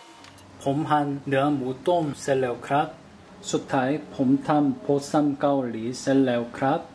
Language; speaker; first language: Thai; non-native, learner; Korean